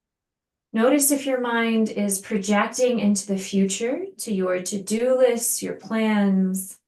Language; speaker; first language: English; native; English